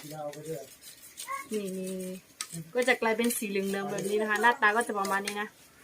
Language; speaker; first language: Thai; non-native, local second language; Karen languages